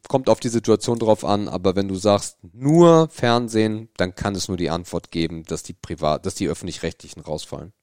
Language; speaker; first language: German; native; German